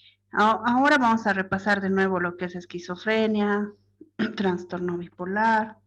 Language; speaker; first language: Spanish; native; Spanish